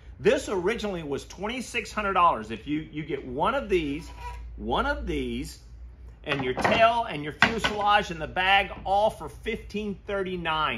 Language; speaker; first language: English; native; English